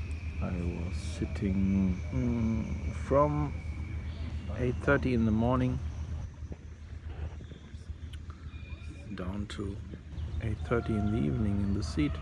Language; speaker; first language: English; non-native, fluent; German